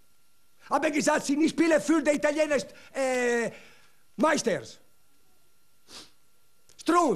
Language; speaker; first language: German; non-native, learner; Italian